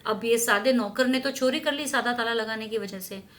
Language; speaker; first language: Hindi; non-native, local second language; Marathi